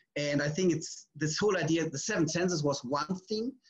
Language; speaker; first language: English; non-native, fluent; German